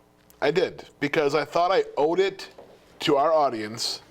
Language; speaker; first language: English; native; English